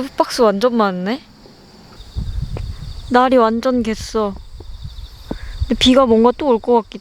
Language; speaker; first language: Korean; native; Korean